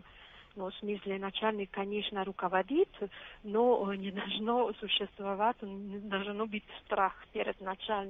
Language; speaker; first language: Russian; non-native, fluent; Italian